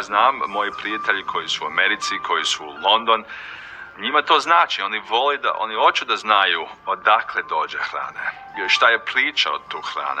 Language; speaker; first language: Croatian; early bilingual, heritage; English